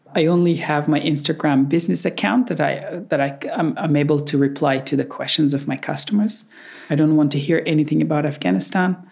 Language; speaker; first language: English; non-native, fluent; Persian